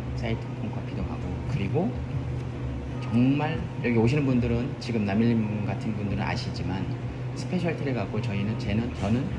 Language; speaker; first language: Korean; native; Korean